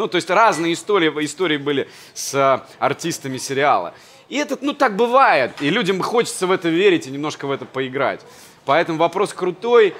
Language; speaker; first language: Russian; native; Russian